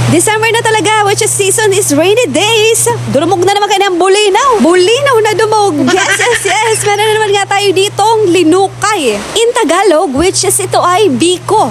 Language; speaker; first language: Filipino; non-native, local second language; Bikol